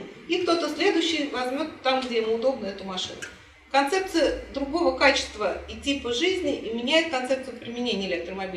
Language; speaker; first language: Russian; native; Russian